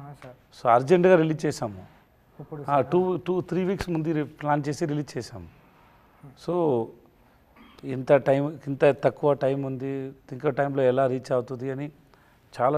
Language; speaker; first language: Telugu; non-native, learner; Tamil